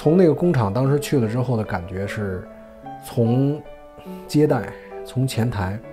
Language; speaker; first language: Chinese; native; Chinese